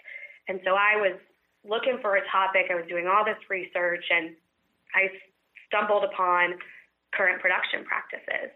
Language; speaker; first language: English; native; English